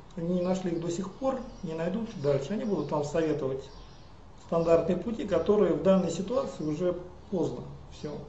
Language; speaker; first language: Russian; native; Russian